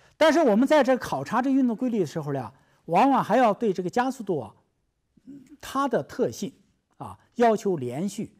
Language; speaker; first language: Chinese; native; Chinese